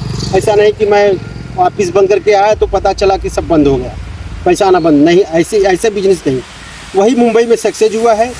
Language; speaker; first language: Hindi; native; Hindi